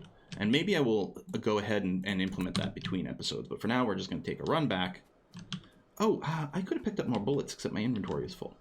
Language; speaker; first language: English; native; English